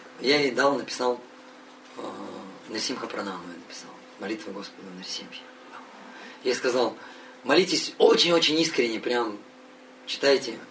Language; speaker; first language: Russian; native; Russian